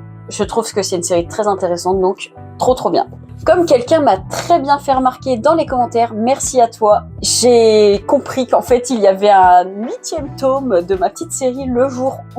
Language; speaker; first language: French; native; French